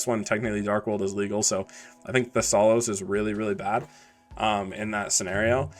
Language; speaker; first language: English; native; English